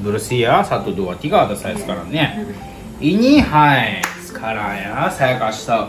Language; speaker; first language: Indonesian; non-native, learner; Japanese